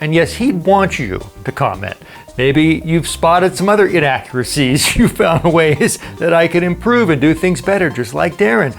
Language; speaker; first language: English; native; English